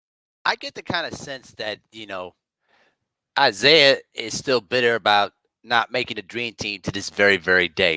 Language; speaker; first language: English; native; English